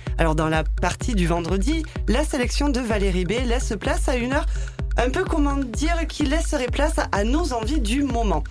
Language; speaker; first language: French; native; French